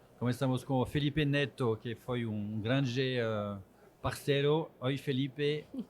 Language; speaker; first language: Portuguese; non-native, fluent; French